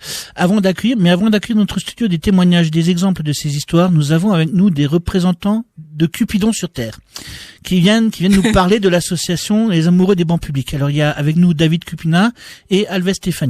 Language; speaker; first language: French; native; French